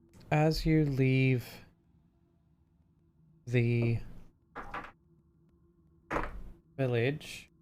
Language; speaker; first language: English; native; English